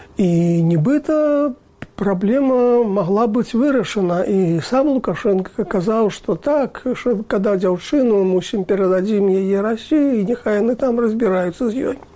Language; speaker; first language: Belarusian; native; Belarusian